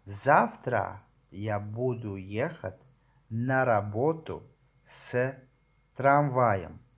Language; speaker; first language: Russian; non-native, learner; Tajik